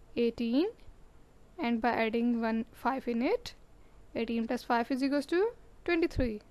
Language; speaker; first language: English; non-native, local second language; Urdu